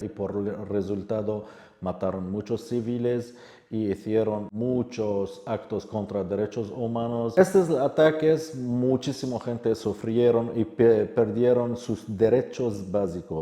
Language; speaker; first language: Spanish; non-native, fluent; Kurdish